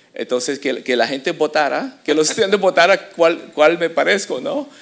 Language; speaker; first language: Spanish; early bilingual, other home language; Chinese